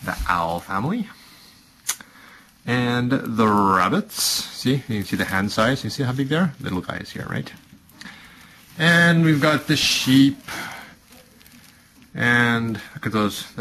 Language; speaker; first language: English; native; English